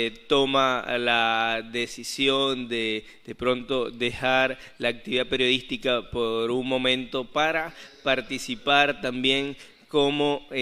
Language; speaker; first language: Spanish; native; Spanish